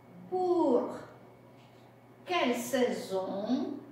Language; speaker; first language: French; non-native, fluent; Russian